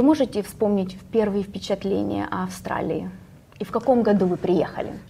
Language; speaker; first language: Russian; native; Russian